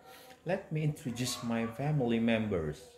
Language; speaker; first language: English; non-native, fluent; Indonesian